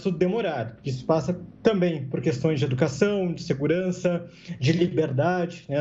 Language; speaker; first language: Portuguese; native; Portuguese